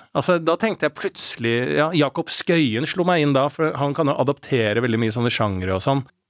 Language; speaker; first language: Norwegian; native; Norwegian